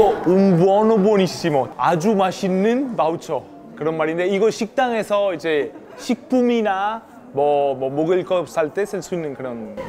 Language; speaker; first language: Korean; non-native, fluent; Italian